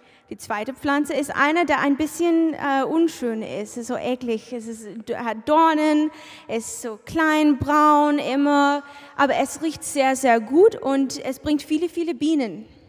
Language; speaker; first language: German; non-native, learner; English